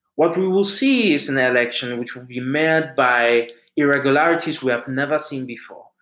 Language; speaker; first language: English; early bilingual, other home language; German